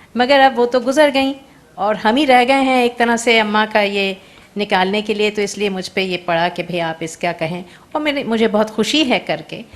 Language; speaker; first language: Urdu; native; Urdu